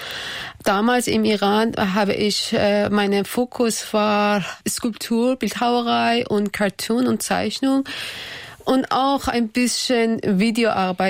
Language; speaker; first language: German; non-native, learner; Persian